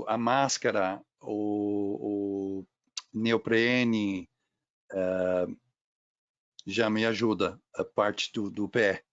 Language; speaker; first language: Portuguese; non-native, fluent; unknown